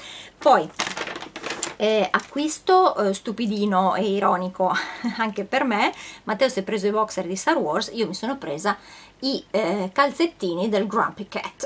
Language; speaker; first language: Italian; native; Italian